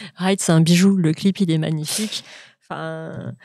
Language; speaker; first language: French; native; French